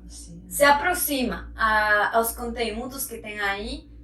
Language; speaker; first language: Portuguese; non-native, fluent; Spanish